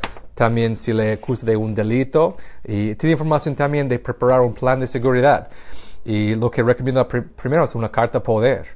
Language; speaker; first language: Spanish; non-native, fluent; English